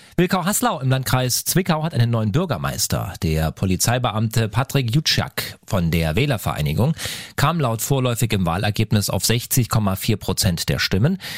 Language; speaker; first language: German; native; German